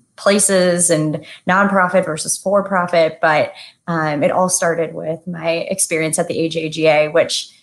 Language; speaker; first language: English; native; English